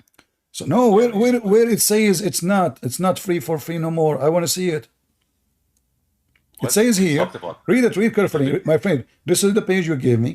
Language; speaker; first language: English; non-native, fluent; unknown